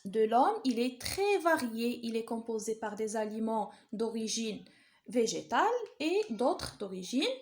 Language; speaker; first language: French; non-native, local second language; Arabic